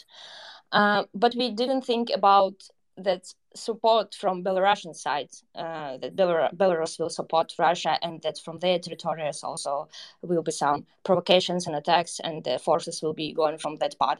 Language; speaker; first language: English; non-native, fluent; Ukrainian